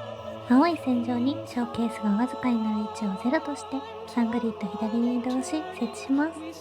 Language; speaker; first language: Japanese; native; Japanese